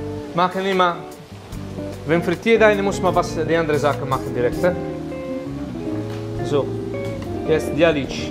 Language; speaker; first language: German; non-native, learner; Italian